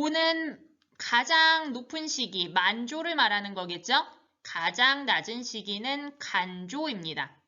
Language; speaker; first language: Korean; native; Korean